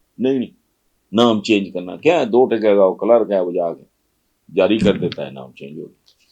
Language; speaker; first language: Urdu; non-native, local second language; Punjabi